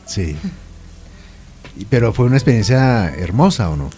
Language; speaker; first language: Spanish; native; Spanish